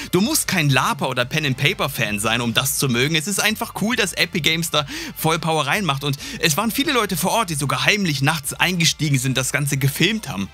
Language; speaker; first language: German; native; German